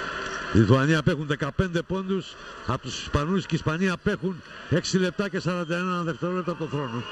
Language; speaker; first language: Greek; native; Greek